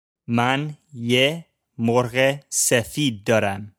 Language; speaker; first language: Persian; non-native, learner; English